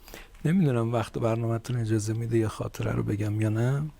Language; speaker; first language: Persian; native; Persian